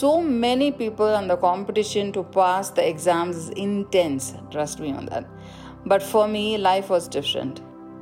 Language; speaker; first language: English; non-native, local second language; Tamil